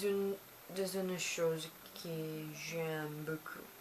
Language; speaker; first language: French; non-native, learner; Portuguese